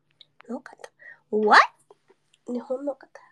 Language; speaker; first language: Japanese; non-native, learner; English